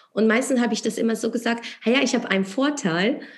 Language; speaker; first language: German; non-native, fluent; Polish